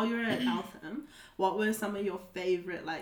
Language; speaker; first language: English; native; English